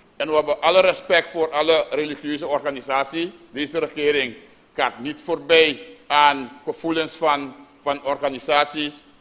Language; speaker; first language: Dutch; native; Dutch